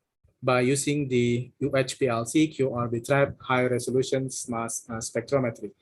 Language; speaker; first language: English; non-native, fluent; Indonesian